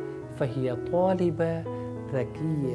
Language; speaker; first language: Arabic; non-native, fluent; Urdu